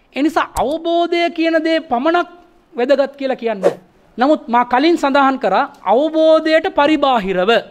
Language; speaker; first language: Sinhala; non-native, local second language; Tamil